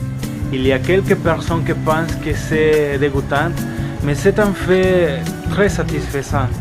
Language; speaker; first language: French; non-native, learner; Spanish